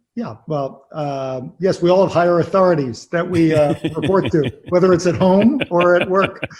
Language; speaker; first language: English; native; English